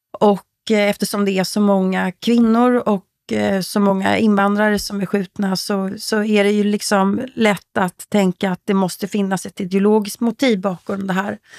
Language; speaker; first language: Swedish; native; Swedish